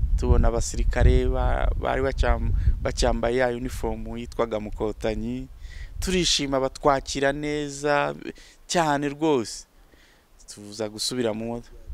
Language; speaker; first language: Kinyarwanda; early bilingual, heritage; Kinyarwanda